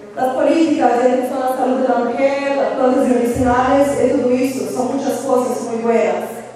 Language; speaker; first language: Spanish; non-native, learner; Portuguese